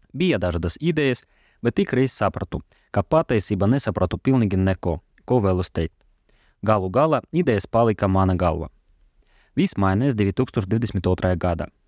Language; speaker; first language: Latvian; non-native, local second language; Russian